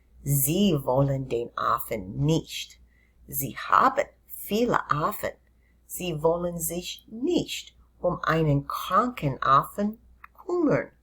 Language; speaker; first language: German; non-native, fluent; English